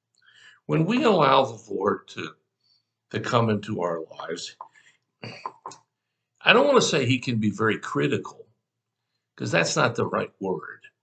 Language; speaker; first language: English; native; English